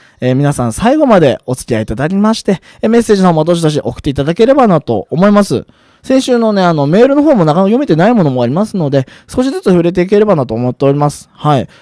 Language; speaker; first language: Japanese; native; Japanese